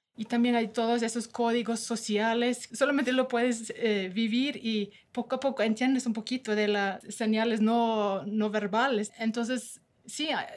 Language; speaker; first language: Spanish; non-native, fluent; Norwegian